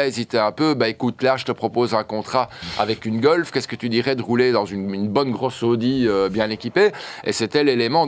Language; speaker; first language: French; native; French